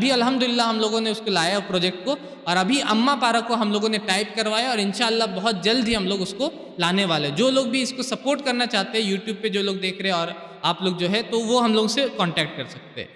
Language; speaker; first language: Urdu; native; Urdu